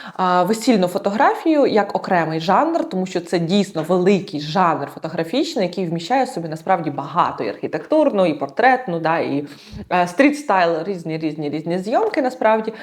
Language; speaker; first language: Ukrainian; non-native, local second language; Russian